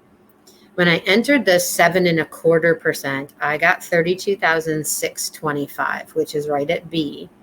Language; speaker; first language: English; native; English